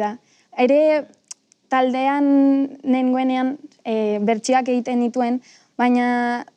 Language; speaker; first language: Basque; non-native, local second language; Spanish